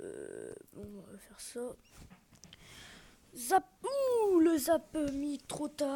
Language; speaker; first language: French; native; French